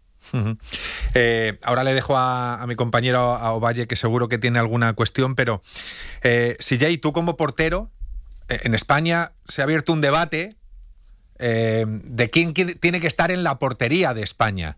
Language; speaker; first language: Spanish; native; Spanish